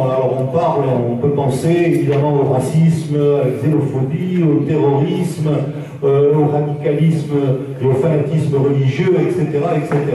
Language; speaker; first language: French; native; French